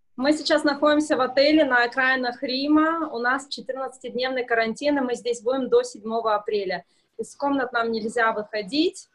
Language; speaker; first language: Russian; native; Russian